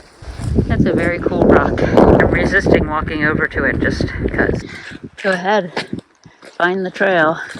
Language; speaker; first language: English; native; English